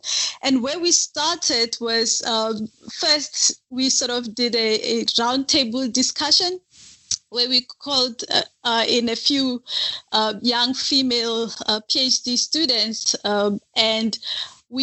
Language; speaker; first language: English; non-native, local second language; Northern Sotho